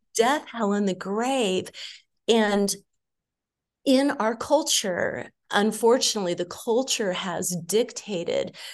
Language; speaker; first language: English; native; English